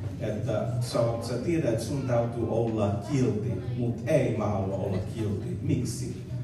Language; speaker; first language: Finnish; non-native, learner; English